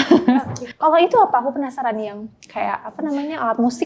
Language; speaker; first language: Indonesian; native; Indonesian